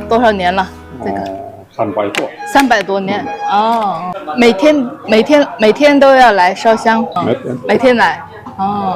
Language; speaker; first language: Chinese; native; Chinese